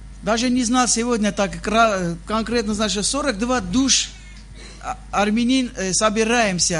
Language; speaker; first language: Russian; non-native, fluent; Armenian